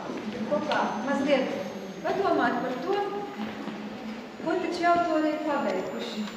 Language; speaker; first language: Latvian; native; Latvian